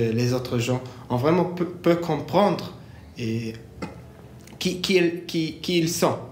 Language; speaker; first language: French; non-native, fluent; Hebrew